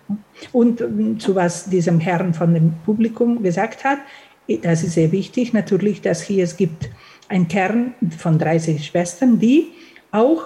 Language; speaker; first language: German; non-native, fluent; Catalan